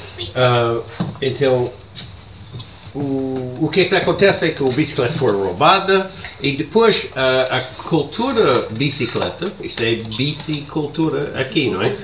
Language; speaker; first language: Portuguese; non-native, learner; English